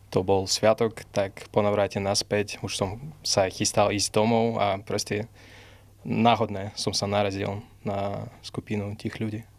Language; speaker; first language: Slovak; non-native, fluent; Russian